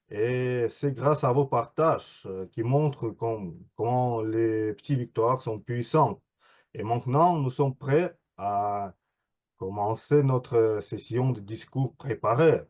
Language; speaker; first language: French; non-native, fluent; Russian